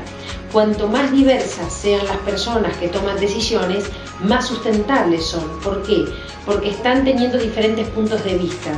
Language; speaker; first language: Spanish; native; Spanish